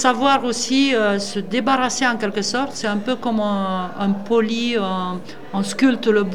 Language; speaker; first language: French; non-native, fluent; Romanian